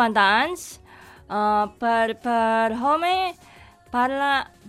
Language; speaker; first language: Catalan; non-native, learner; Indonesian